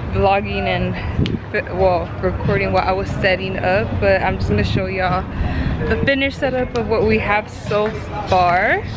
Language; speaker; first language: English; early bilingual, other home language; Spanish